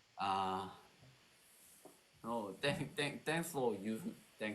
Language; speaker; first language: English; non-native, learner; Korean